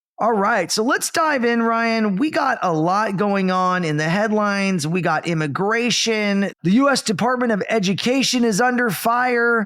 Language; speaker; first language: English; native; English